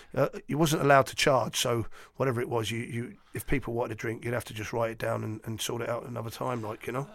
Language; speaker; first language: English; native; English